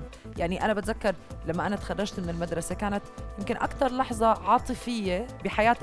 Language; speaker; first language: Arabic; native; Arabic